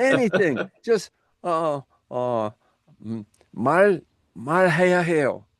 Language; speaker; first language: Korean; non-native, learner; English